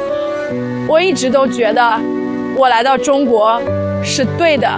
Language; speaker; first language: Chinese; non-native, fluent; Russian